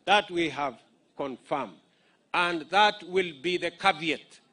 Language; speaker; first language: English; non-native, local second language; Kalenjin